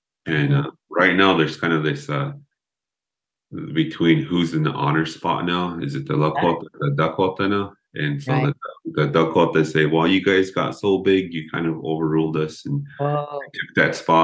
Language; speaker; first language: English; early bilingual, other home language; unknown